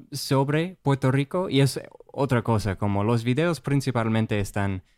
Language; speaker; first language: Spanish; non-native, fluent; English